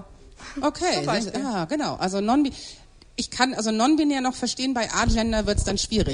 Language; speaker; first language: German; native; German